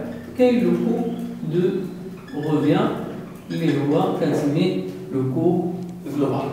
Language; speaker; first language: French; non-native, local second language; Arabic